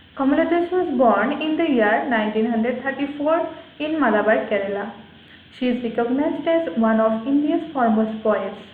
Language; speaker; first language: English; non-native, local second language; Assamese